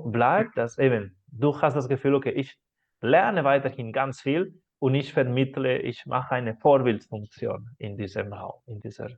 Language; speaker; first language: German; non-native, fluent; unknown